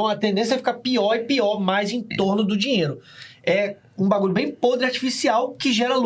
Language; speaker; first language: Portuguese; native; Portuguese